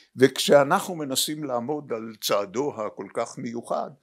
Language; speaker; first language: Hebrew; native; Hebrew